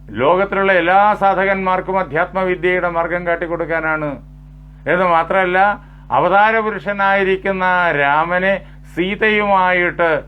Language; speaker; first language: Malayalam; native; Malayalam